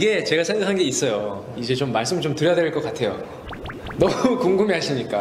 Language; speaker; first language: Korean; native; Korean